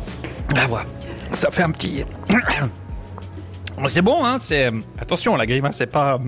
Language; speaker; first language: French; native; French